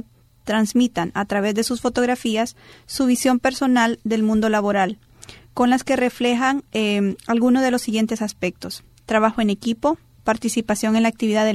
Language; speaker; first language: Spanish; native; Spanish